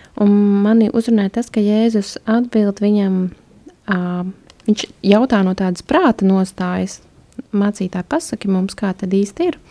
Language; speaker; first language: Latvian; non-native, fluent; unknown